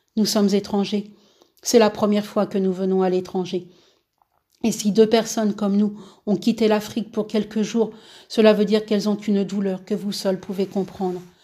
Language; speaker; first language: French; native; French